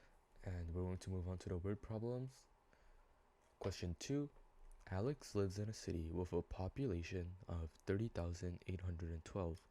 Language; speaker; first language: English; native; English